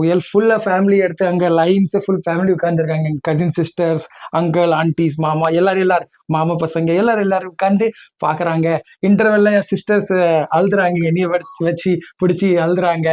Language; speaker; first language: Tamil; early bilingual, heritage; Tamil